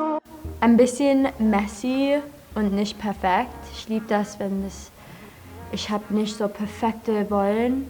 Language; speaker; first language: German; early bilingual, heritage; English